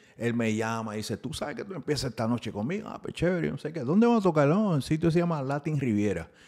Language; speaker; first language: Spanish; early bilingual, heritage; Spanish